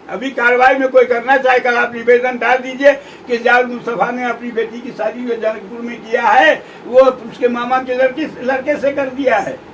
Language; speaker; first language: Hindi; native; Hindi